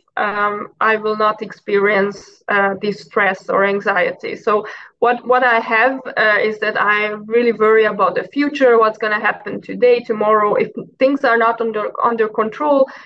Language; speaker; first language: English; non-native, fluent; Hungarian